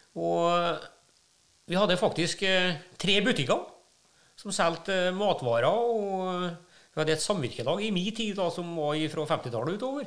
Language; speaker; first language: Norwegian; native; Norwegian